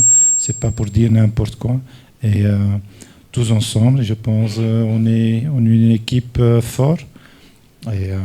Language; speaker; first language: French; non-native, fluent; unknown